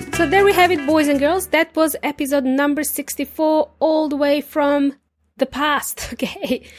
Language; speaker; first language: English; non-native, fluent; Serbian